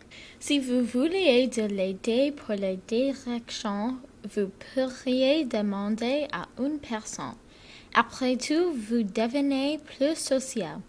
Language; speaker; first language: French; non-native, learner; English